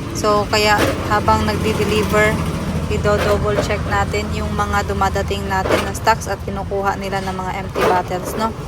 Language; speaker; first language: Filipino; non-native, local second language; Cebuano